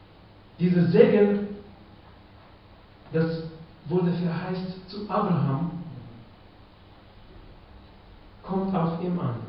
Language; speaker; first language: German; non-native, fluent; Russian